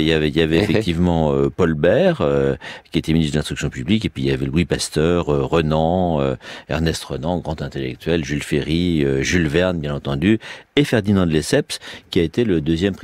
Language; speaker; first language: French; native; French